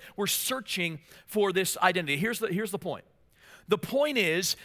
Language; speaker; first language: English; native; English